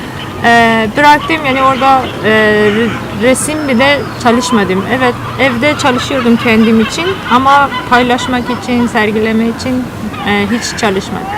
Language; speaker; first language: Turkish; non-native, learner; Persian